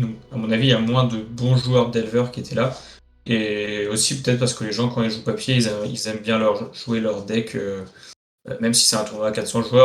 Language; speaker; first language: French; native; French